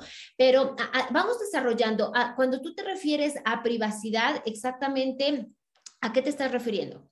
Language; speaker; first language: Spanish; native; Spanish